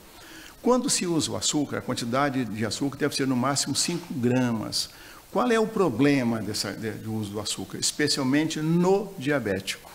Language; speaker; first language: Portuguese; native; Portuguese